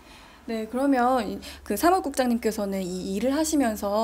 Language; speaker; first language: Korean; native; Korean